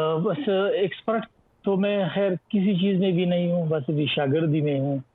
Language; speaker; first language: Urdu; non-native, local second language; Pashto